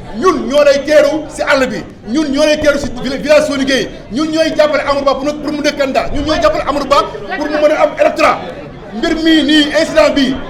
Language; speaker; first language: Wolof; non-native, local second language; Soninke